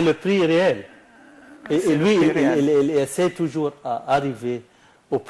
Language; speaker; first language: French; non-native, fluent; Arabic